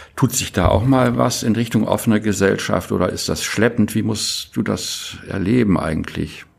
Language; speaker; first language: German; native; German